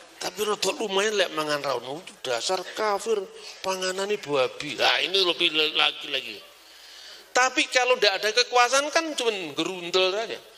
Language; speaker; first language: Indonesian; non-native, local second language; Javanese